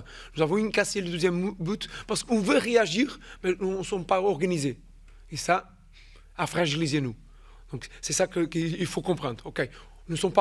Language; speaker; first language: French; non-native, fluent; Portuguese